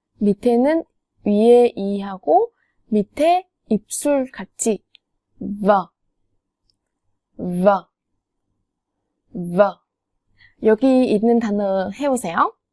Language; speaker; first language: Korean; non-native, fluent; Vietnamese